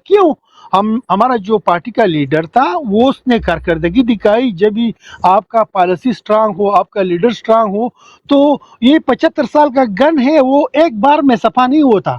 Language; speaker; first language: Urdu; non-native, local second language; Pashto